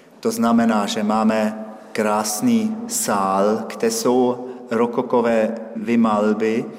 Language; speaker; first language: Czech; non-native, fluent; German